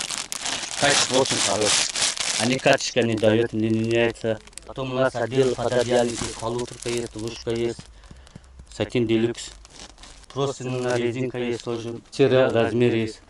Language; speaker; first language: Russian; non-native, learner; Turkish